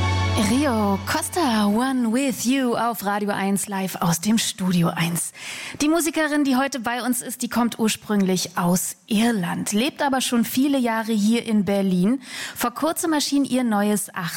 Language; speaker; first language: German; native; German